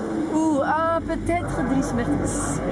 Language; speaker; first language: French; non-native, local second language; Dutch